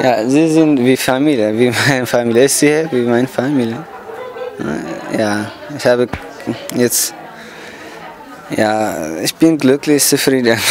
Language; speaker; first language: German; non-native, learner; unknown